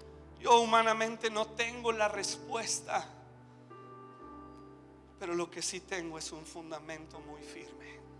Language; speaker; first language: Spanish; native; Spanish